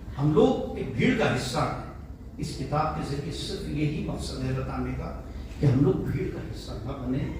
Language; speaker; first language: Urdu; native; Urdu